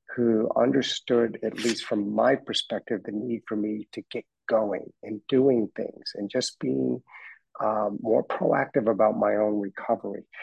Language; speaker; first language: English; native; English